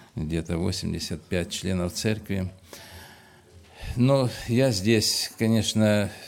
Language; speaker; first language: Russian; native; Russian